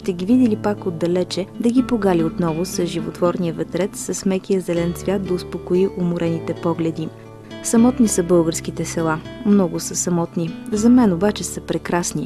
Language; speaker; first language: Bulgarian; native; Bulgarian